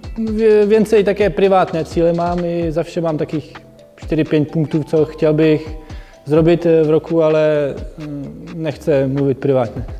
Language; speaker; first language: Polish; non-native, fluent; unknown